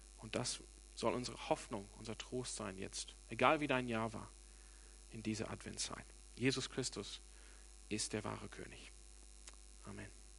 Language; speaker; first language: German; non-native, fluent; English